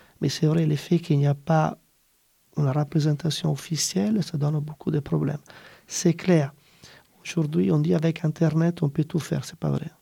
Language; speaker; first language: French; non-native, fluent; Italian